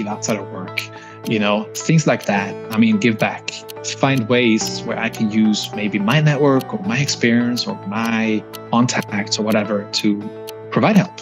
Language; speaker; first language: English; non-native, fluent; Swedish